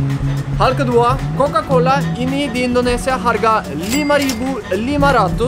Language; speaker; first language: Indonesian; non-native, fluent; Norwegian